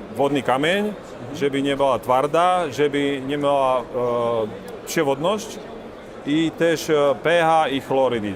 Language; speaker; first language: Polish; non-native, learner; Slovak